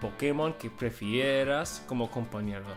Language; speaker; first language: Spanish; non-native, fluent; English